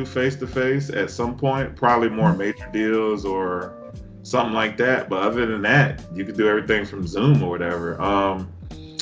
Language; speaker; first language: English; native; English